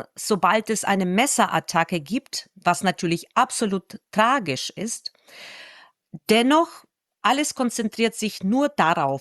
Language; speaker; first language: German; non-native, fluent; Russian